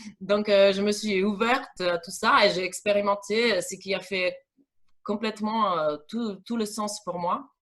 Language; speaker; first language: French; non-native, fluent; Italian